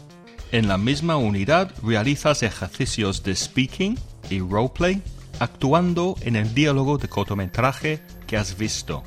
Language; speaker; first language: Spanish; non-native, fluent; English